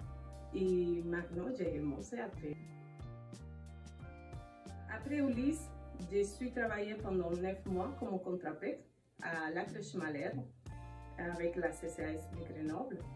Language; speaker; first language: French; non-native, learner; Spanish